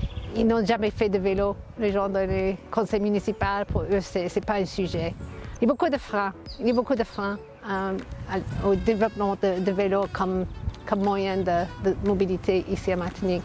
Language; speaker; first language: French; non-native, fluent; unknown